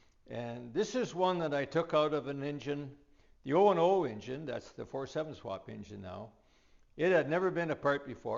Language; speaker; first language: English; native; English